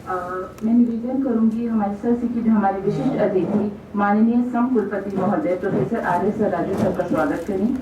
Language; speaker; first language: Hindi; native; Hindi